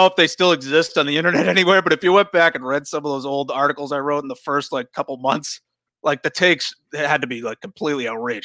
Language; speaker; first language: English; native; English